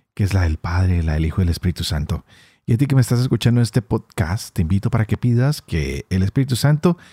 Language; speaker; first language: Spanish; native; Spanish